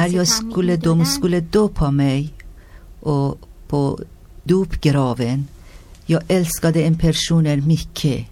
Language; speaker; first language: Swedish; non-native, learner; Persian